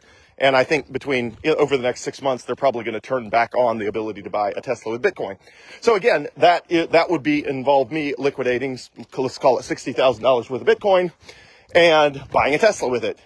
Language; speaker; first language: English; native; English